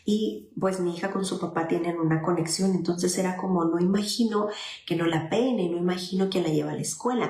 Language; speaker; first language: Spanish; native; Spanish